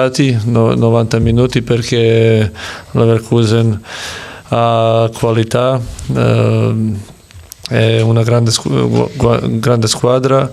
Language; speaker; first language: Italian; non-native, learner; Serbian